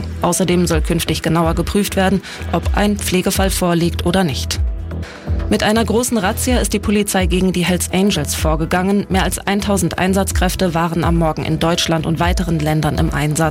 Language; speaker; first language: German; native; German